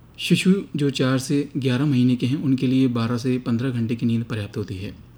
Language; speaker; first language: Hindi; native; Hindi